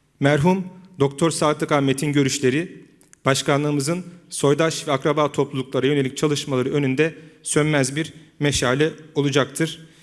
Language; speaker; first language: Turkish; native; Turkish